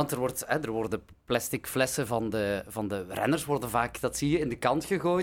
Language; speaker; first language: Dutch; native; Dutch